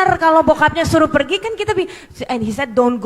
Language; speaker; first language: Indonesian; native; Indonesian